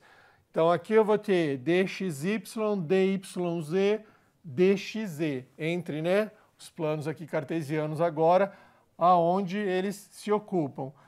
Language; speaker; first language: Portuguese; native; Portuguese